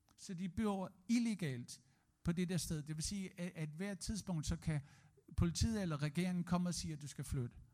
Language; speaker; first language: Danish; native; Danish